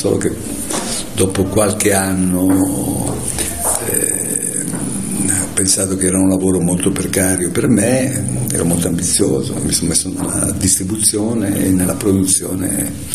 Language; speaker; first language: Italian; native; Italian